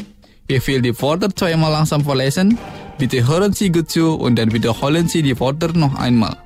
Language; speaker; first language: German; non-native, fluent; Indonesian